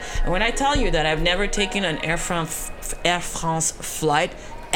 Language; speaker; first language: English; non-native, fluent; French